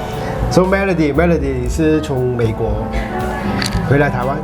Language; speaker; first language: Chinese; non-native, local second language; Cantonese